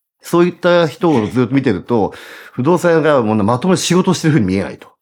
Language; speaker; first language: Japanese; native; Japanese